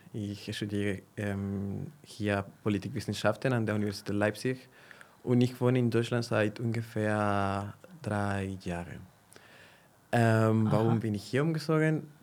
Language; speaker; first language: German; non-native, fluent; Spanish